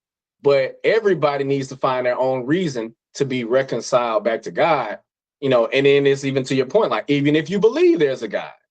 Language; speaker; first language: English; native; English